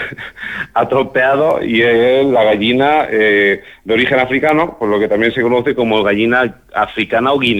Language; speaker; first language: Spanish; native; Spanish